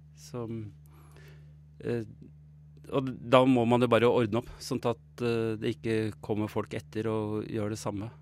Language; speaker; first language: Norwegian; native; Norwegian